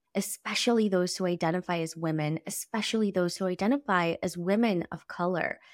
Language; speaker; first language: English; early bilingual, other home language; Spanish